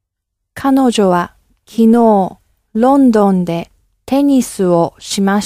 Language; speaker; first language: Japanese; non-native, learner; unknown